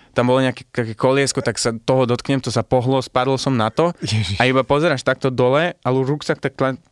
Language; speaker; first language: Slovak; early bilingual, heritage; Arabic